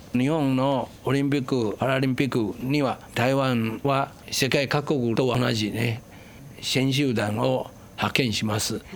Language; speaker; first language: Japanese; non-native, fluent; Chinese